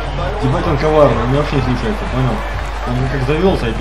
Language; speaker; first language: Russian; native; Russian